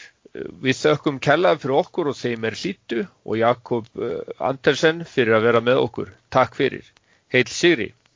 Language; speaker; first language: Icelandic; native; Icelandic